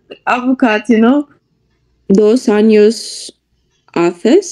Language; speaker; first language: Spanish; non-native, learner; Russian